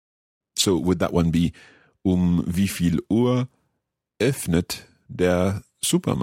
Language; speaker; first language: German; non-native, learner; English